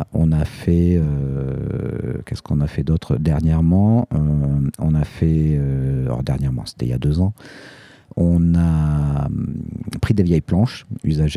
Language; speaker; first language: French; native; French